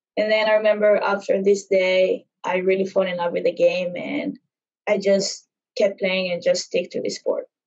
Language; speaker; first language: English; non-native, fluent; Hebrew